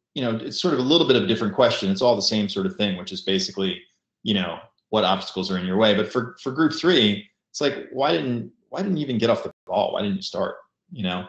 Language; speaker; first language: English; native; English